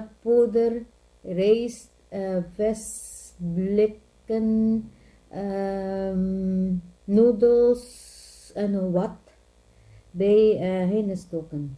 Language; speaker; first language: Dutch; non-native, learner; Filipino